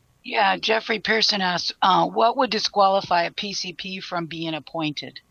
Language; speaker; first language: English; native; English